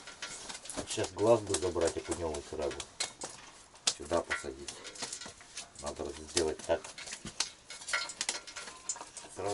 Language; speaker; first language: Russian; native; Russian